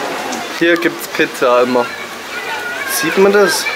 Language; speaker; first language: German; native; German